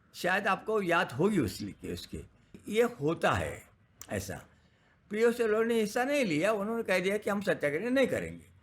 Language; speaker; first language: Hindi; non-native, local second language; Marathi